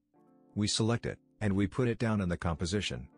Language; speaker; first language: English; non-native, fluent; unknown